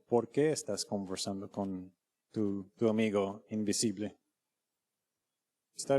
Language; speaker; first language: Spanish; non-native, fluent; English